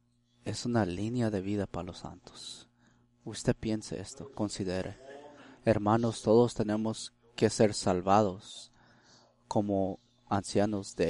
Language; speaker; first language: Spanish; early bilingual, heritage; Spanish